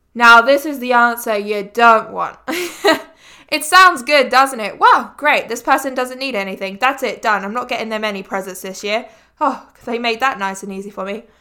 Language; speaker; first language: English; native; English